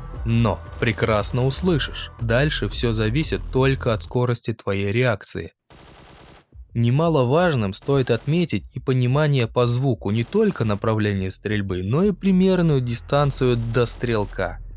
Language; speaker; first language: Russian; native; Russian